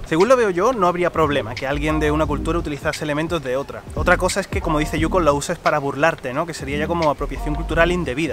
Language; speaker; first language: Spanish; native; Spanish